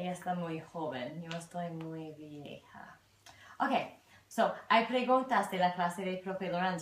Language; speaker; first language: Spanish; non-native, learner; English